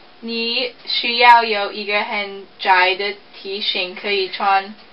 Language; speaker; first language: Chinese; non-native, learner; English